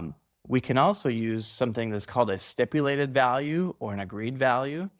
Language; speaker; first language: English; native; English